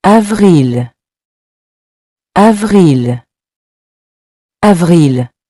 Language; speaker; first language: French; non-native, fluent; English